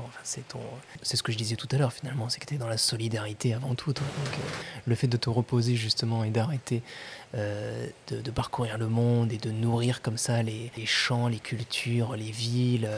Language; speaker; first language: French; native; French